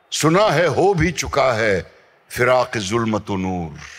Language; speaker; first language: Hindi; native; Hindi